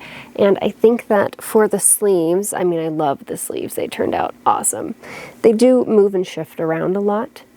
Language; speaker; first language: English; native; English